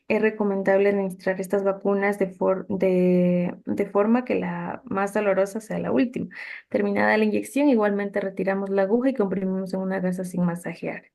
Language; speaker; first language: Spanish; native; Spanish